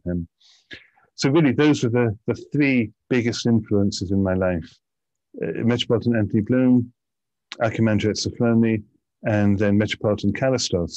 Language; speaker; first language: English; native; English